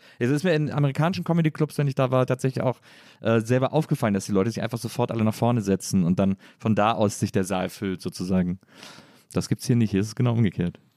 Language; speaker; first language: German; native; German